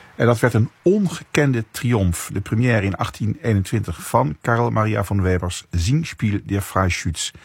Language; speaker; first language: Dutch; native; Dutch